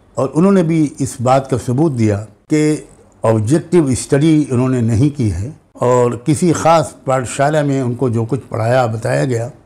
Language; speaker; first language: Hindi; native; Hindi